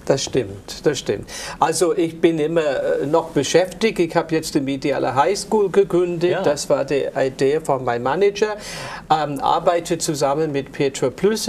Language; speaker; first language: German; non-native, fluent; English